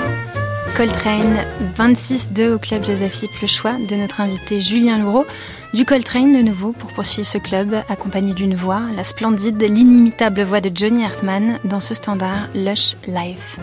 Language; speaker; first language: French; native; French